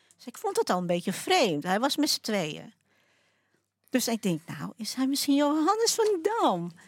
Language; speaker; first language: Dutch; early bilingual, other home language; Cantonese